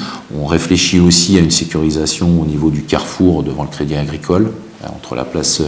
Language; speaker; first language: French; native; French